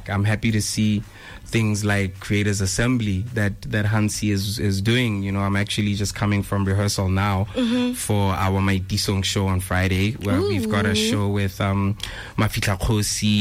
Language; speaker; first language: English; non-native, local second language; Tswana